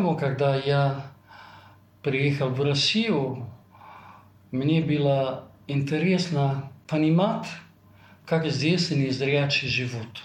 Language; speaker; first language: Russian; non-native, fluent; Italian